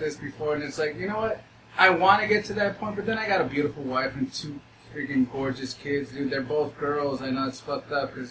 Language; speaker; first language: English; native; English